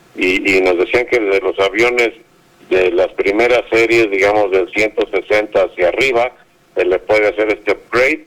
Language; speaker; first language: Spanish; native; Spanish